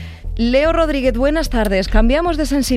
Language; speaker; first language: Spanish; native; Spanish